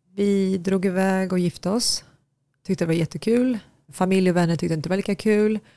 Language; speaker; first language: Swedish; early bilingual, other home language; Tigrinya